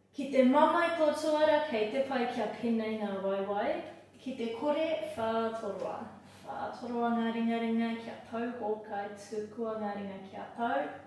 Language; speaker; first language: Māori; non-native, local second language; English